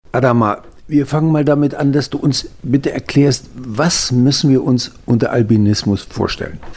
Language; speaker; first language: German; native; German